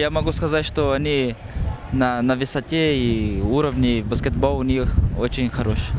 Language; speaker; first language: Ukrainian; non-native, learner; Portuguese